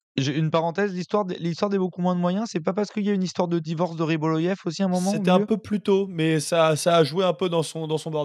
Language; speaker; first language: French; native; French